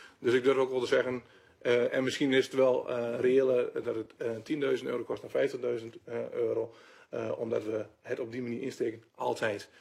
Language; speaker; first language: Dutch; native; Dutch